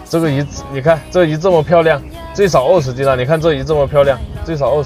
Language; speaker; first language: Chinese; native; Chinese